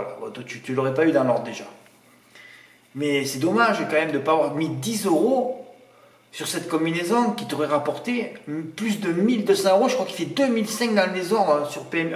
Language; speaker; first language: French; native; French